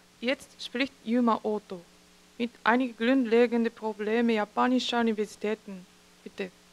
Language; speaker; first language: German; non-native, fluent; Japanese